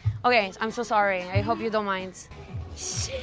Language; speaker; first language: English; non-native, learner; French